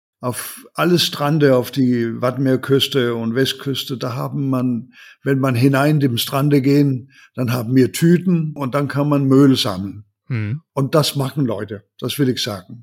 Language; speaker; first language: German; non-native, learner; Danish